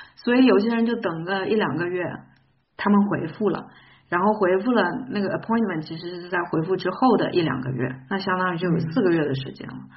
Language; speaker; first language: Chinese; native; Chinese